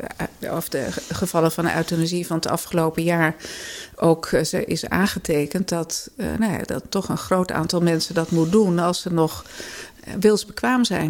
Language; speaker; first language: Dutch; native; Dutch